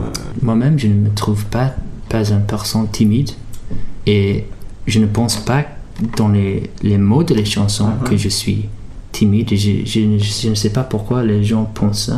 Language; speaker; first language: French; early bilingual, heritage; English